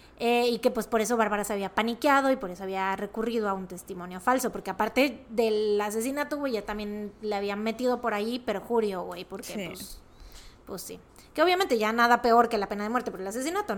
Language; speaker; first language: Spanish; native; Spanish